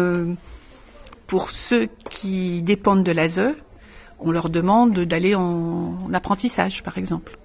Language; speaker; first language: French; native; French